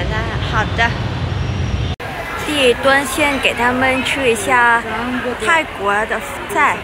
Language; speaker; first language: Chinese; non-native, fluent; Vietnamese